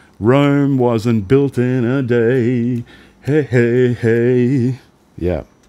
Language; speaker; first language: English; early bilingual, other home language; Italian